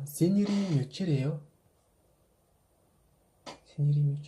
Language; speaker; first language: Korean; non-native, fluent; Kazakh